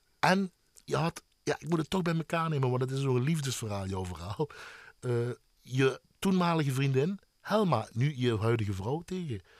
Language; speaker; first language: Dutch; native; Dutch